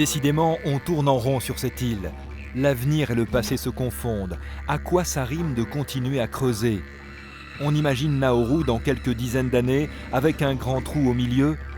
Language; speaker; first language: French; native; French